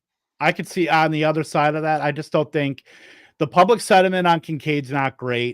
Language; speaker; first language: English; native; English